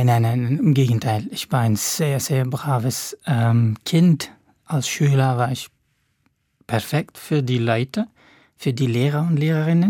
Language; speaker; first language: German; non-native, fluent; Arabic